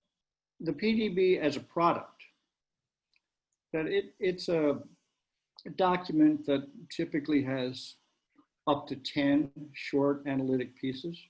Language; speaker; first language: English; native; English